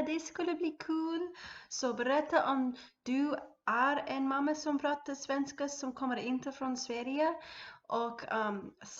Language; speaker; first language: Swedish; non-native, learner; English